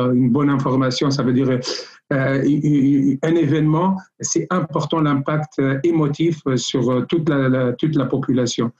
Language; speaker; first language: French; non-native, local second language; Arabic